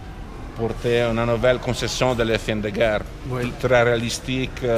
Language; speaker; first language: French; non-native, fluent; Italian